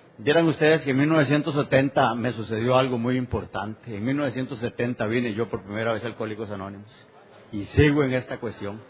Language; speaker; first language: Spanish; native; Spanish